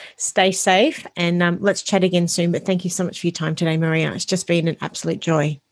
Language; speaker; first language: English; native; English